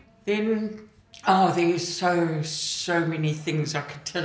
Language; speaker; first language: English; native; English